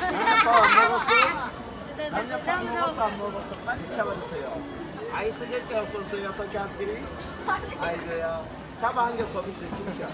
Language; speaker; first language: Korean; non-native, learner; Turkish